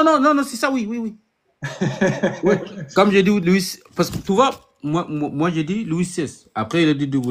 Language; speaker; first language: French; non-native, learner; Arabic